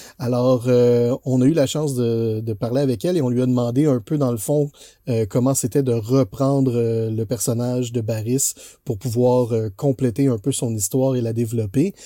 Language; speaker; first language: French; native; French